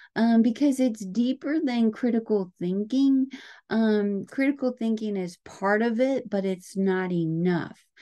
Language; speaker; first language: English; native; English